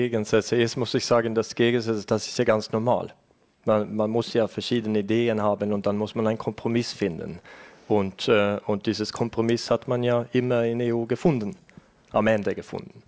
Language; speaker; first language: German; non-native, fluent; Estonian